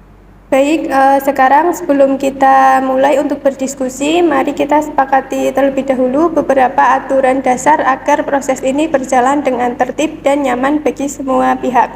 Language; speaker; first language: Indonesian; native; Indonesian